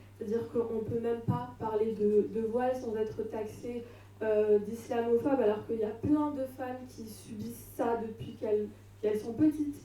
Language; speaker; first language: French; non-native, local second language; Arabic